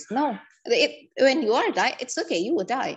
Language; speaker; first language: English; non-native, learner; Indonesian